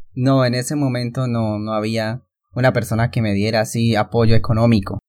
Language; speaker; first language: Spanish; native; Spanish